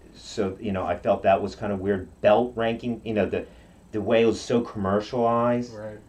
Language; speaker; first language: English; non-native, fluent; Japanese